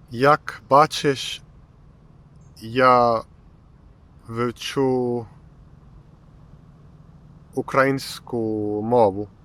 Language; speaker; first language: Ukrainian; non-native, learner; Finnish